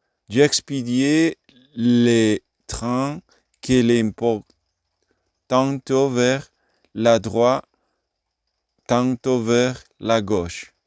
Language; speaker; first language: French; non-native, learner; English